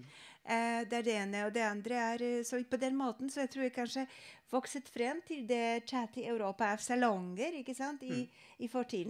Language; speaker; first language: Norwegian; non-native, fluent; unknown